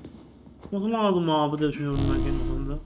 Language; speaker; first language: Turkish; native; Turkish